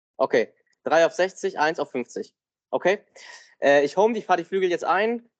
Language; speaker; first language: German; native; German